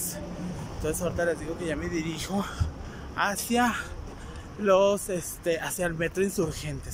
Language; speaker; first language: Spanish; native; Spanish